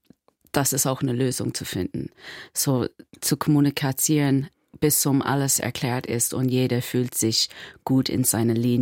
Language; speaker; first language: German; non-native, fluent; English